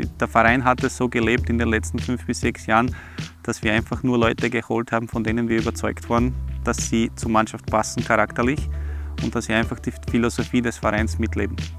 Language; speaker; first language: German; early bilingual, other home language; Bosnian